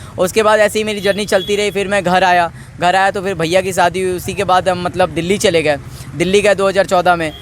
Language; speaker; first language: Hindi; native; Hindi